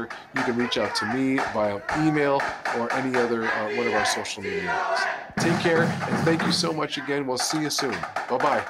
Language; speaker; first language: English; native; English